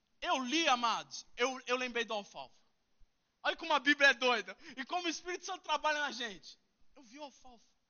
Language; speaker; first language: Portuguese; early bilingual, heritage; Portuguese